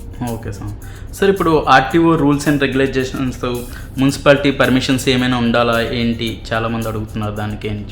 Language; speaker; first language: Telugu; native; Telugu